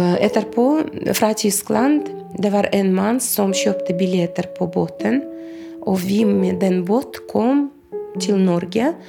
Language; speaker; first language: Norwegian; non-native, fluent; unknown